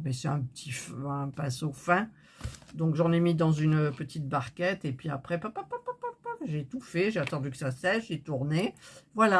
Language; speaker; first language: French; native; French